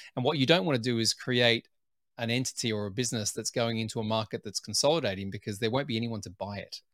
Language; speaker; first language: English; native; English